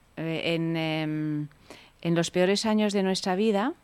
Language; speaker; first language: Spanish; early bilingual, other home language; Italian